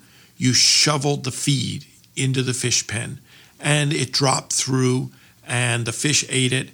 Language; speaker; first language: English; native; English